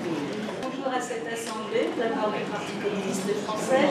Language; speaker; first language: French; native; French